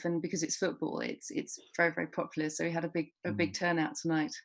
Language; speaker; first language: English; native; English